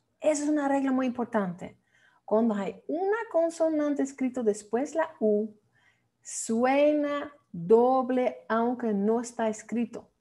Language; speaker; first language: Spanish; non-native, fluent; Dutch